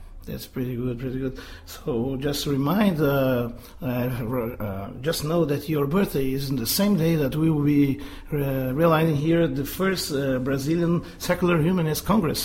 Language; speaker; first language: English; non-native, fluent; Portuguese